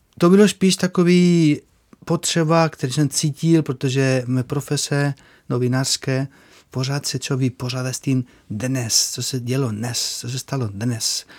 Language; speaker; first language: Czech; non-native, fluent; Spanish